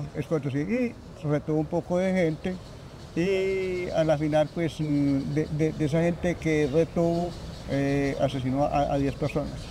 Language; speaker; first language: Spanish; native; Spanish